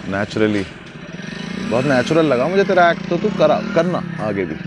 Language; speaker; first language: Hindi; native; Hindi